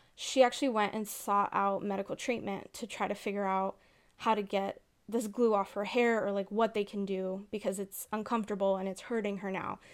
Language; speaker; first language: English; native; English